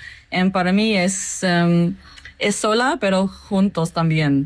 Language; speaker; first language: Spanish; non-native, learner; English